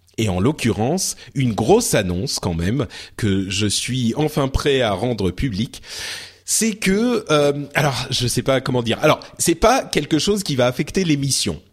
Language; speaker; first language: French; early bilingual, other home language; Arabic